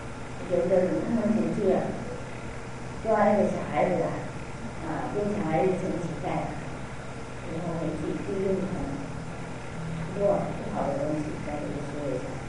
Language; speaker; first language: Chinese; non-native, fluent; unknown